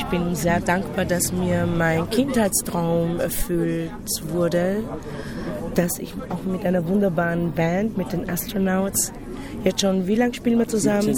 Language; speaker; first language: German; native; German